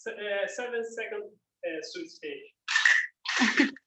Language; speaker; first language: English; non-native, learner; Portuguese